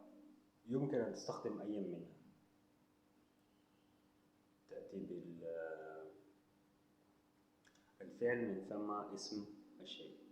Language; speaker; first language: Arabic; non-native, local second language; Hausa